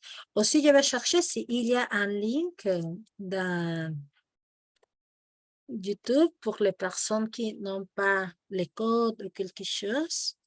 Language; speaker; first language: French; non-native, fluent; Spanish